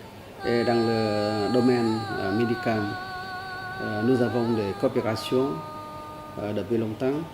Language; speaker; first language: French; non-native, learner; Vietnamese